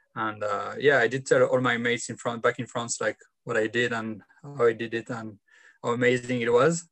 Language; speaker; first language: English; non-native, fluent; French